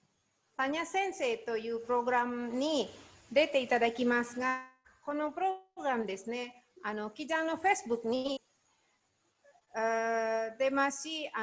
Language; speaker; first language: Japanese; non-native, learner; Indonesian